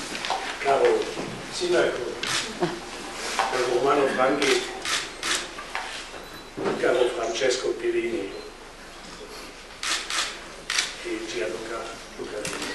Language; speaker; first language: Italian; non-native, fluent; German